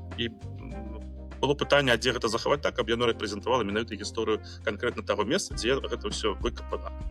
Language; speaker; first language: Belarusian; non-native, local second language; Russian